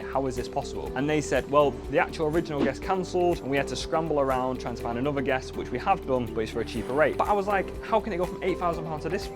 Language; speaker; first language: English; native; English